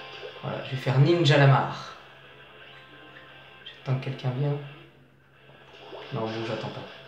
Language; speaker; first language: French; native; French